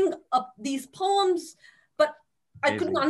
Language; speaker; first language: English; non-native, local second language; Tamil